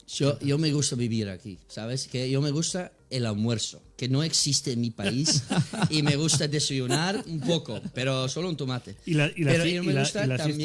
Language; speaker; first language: Spanish; non-native, fluent; Dutch